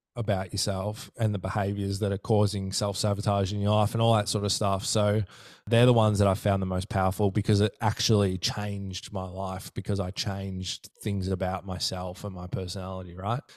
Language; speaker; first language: English; native; English